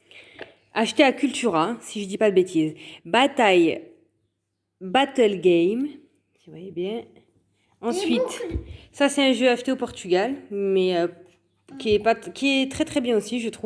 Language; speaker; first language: French; native; French